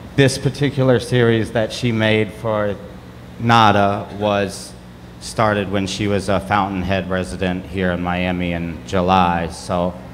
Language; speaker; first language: English; native; English